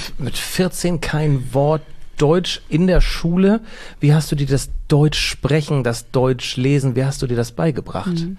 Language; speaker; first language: German; native; German